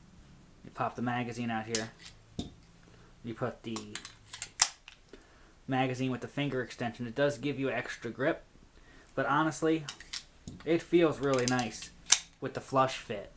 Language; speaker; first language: English; native; English